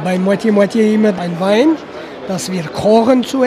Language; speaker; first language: German; non-native, local second language; French